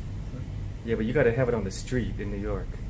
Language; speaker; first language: English; native; English